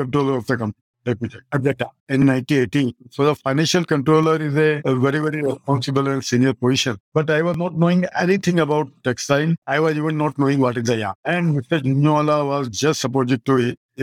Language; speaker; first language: English; non-native, local second language; Marwari